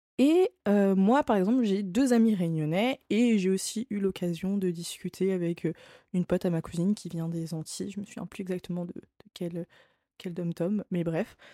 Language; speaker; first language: French; native; French